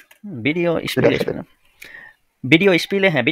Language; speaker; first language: German; non-native, fluent; Bangla